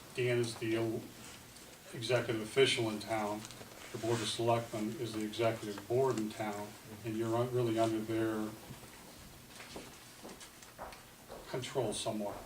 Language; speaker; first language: English; native; English